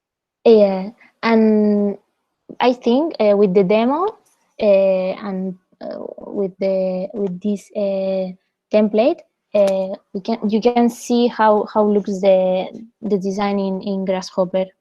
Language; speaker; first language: English; non-native, fluent; Spanish